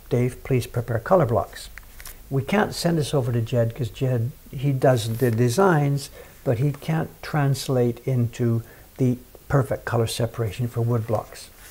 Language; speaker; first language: English; native; English